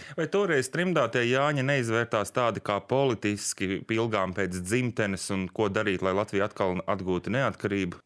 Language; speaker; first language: Latvian; native; Latvian